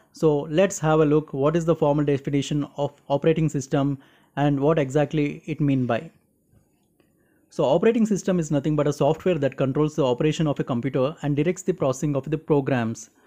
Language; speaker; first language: English; non-native, local second language; Telugu